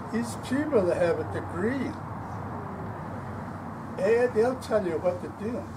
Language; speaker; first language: English; non-native, local second language; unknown